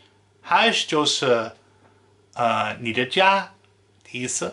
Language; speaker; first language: Chinese; non-native, fluent; Dutch